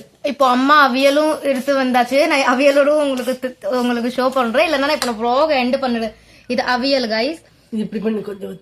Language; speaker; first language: Tamil; early bilingual, heritage; Tamil